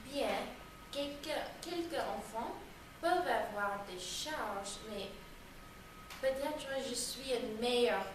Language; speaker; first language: French; non-native, learner; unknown